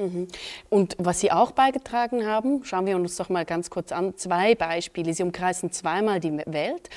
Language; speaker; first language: German; native; German